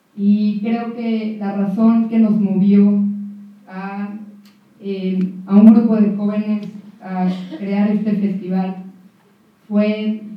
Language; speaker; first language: Spanish; native; Spanish